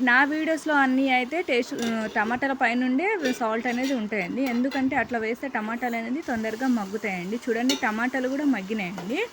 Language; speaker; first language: Telugu; non-native, local second language; Lambadi